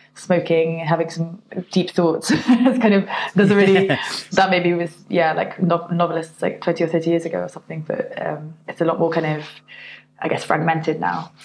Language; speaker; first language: English; native; English